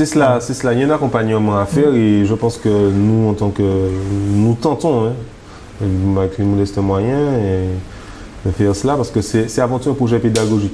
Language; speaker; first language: French; native; French